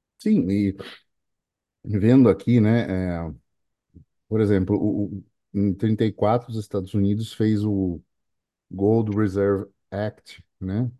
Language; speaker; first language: Portuguese; native; Portuguese